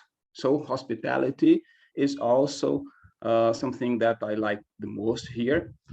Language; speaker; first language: English; non-native, fluent; Portuguese